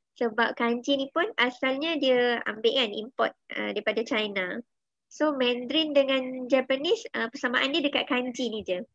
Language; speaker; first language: Malay; native; Malay